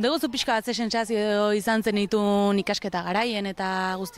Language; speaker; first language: Basque; native; Basque